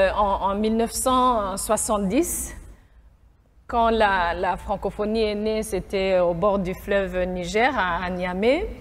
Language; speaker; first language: French; non-native, local second language; Kinyarwanda